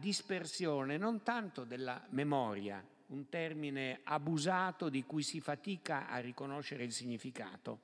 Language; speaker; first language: Italian; native; Italian